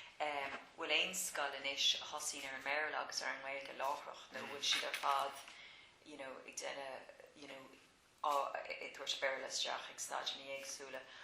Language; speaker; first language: Irish; non-native, local second language; English